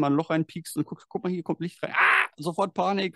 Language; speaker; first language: German; native; German